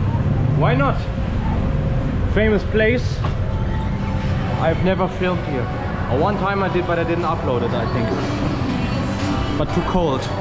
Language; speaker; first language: English; non-native, fluent; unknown